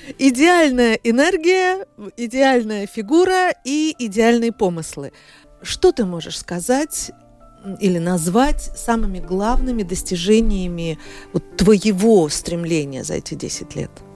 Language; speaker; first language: Russian; native; Russian